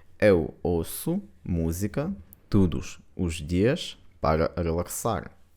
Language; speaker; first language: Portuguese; non-native, fluent; Ukrainian